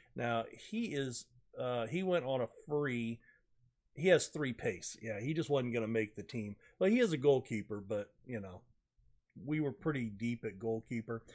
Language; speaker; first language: English; native; English